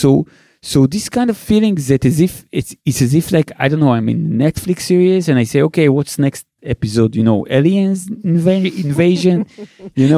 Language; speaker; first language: English; non-native, fluent; Hebrew